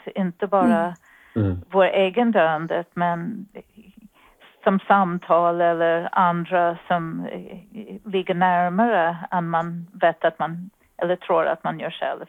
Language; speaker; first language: Swedish; non-native, fluent; English